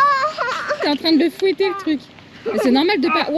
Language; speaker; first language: French; native; French